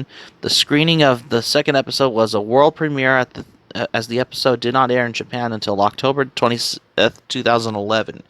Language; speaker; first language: English; native; English